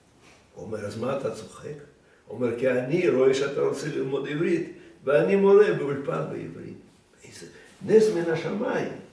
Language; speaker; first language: Hebrew; non-native, fluent; Russian